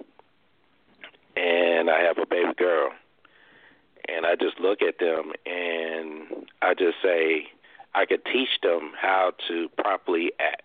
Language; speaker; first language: English; native; English